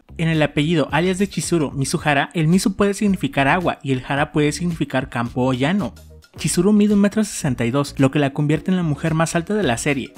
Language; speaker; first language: Spanish; native; Spanish